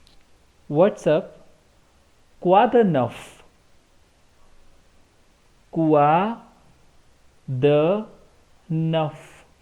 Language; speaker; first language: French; non-native, fluent; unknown